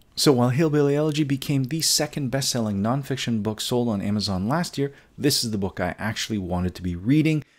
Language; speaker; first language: English; native; English